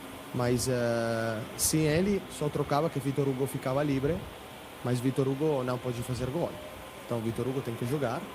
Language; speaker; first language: Portuguese; non-native, fluent; Italian